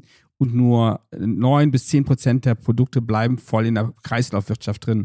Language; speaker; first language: German; native; German